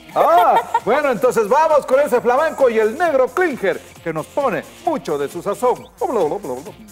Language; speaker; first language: Spanish; native; Spanish